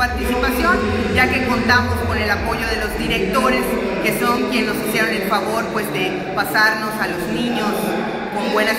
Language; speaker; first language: Spanish; native; Spanish